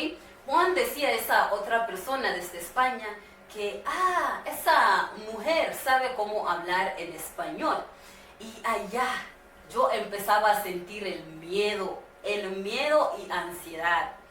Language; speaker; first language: Spanish; non-native, learner; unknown